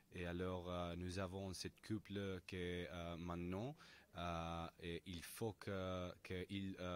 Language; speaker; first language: French; non-native, learner; Spanish